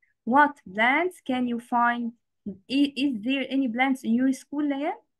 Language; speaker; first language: English; non-native, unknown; Arabic